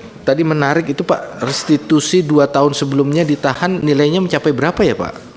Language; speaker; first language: Indonesian; native; Indonesian